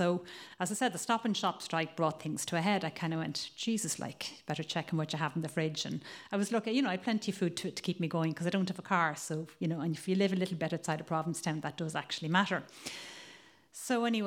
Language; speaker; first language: English; native; English